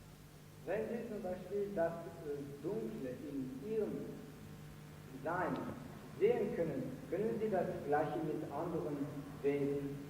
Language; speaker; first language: German; non-native, fluent; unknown